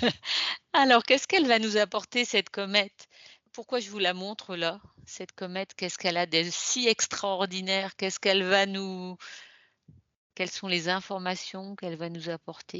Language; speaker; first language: French; native; French